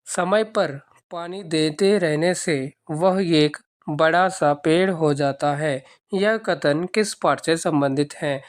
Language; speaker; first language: Hindi; non-native, local second language; Telugu